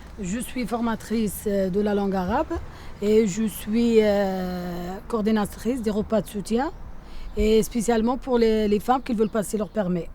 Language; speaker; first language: French; non-native, local second language; Arabic